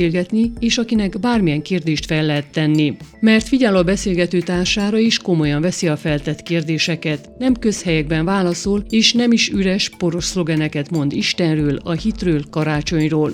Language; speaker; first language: Hungarian; native; Hungarian